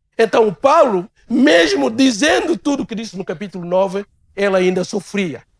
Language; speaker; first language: Portuguese; native; Portuguese